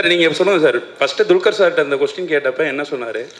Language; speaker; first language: Tamil; native; Tamil